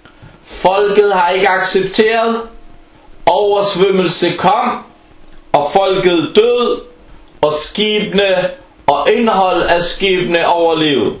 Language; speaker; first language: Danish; non-native, fluent; Arabic